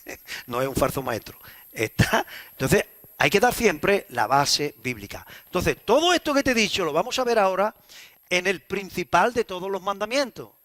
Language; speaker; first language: Spanish; native; Spanish